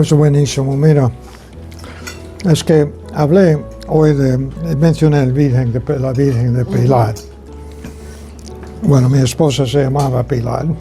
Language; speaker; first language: Spanish; non-native, fluent; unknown